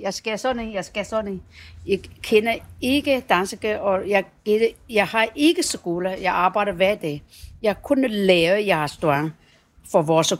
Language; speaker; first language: Danish; non-native, learner; Chinese